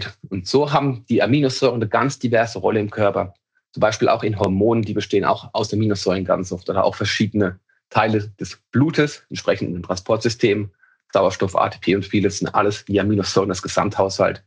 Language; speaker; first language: German; native; German